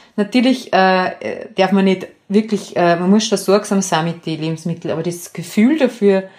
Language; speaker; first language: German; native; German